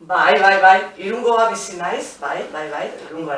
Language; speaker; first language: Basque; non-native, local second language; Spanish